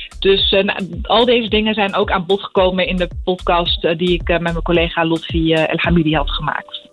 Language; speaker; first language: Dutch; early bilingual, other home language; Arabic